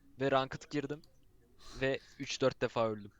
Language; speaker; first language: Turkish; native; Turkish